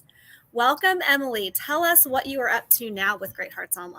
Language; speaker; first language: English; native; English